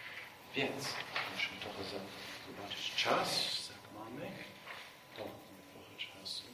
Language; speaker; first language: Polish; non-native, fluent; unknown